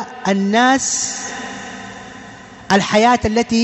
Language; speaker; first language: Arabic; native; Arabic